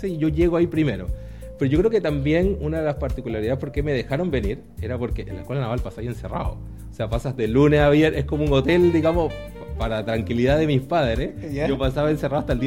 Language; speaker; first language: Spanish; native; Spanish